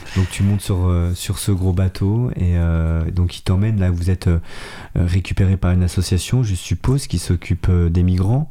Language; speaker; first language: French; native; French